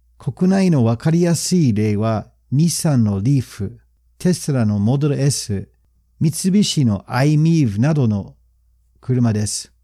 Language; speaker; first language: Japanese; non-native, fluent; English